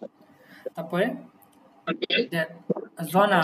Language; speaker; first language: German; non-native, fluent; Bangla